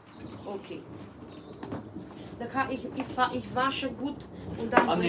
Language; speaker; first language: German; non-native, learner; Kurdish